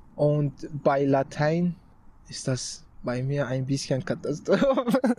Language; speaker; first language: German; non-native, fluent; Persian